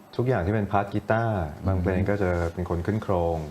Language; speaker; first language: Thai; non-native, local second language; English